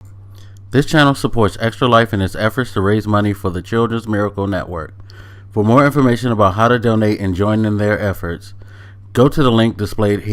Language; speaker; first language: English; native; English